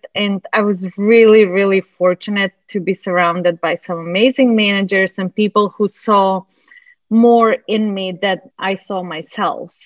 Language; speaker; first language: English; non-native, fluent; Macedonian